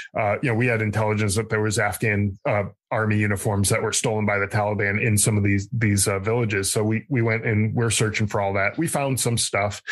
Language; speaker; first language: English; native; English